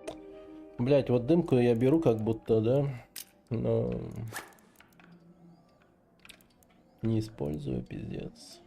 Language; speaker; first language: Russian; native; Russian